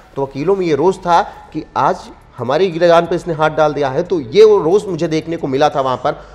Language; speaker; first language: Hindi; native; Hindi